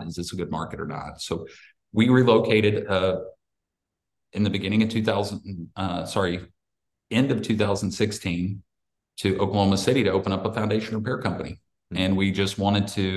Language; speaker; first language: English; native; English